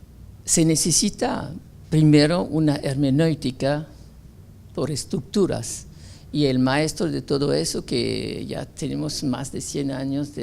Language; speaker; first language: Spanish; non-native, fluent; French